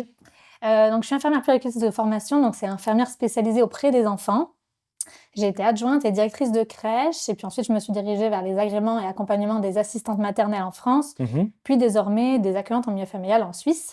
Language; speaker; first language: French; native; French